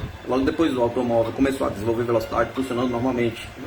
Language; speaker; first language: Portuguese; native; Portuguese